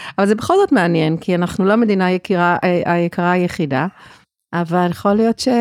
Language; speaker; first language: Hebrew; non-native, fluent; English